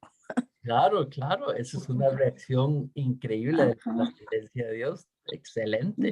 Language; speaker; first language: Spanish; native; Spanish